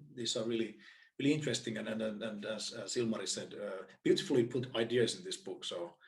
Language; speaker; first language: English; non-native, fluent; Finnish